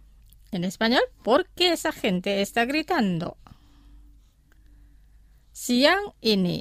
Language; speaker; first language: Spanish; non-native, fluent; Indonesian